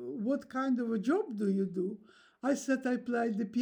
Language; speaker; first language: English; non-native, fluent; Russian